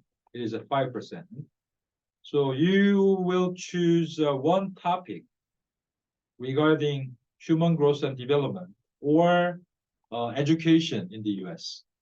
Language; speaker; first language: English; non-native, fluent; Korean